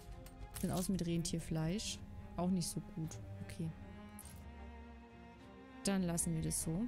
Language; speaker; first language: German; native; German